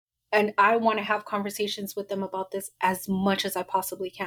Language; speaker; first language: English; early bilingual, other home language; Spanish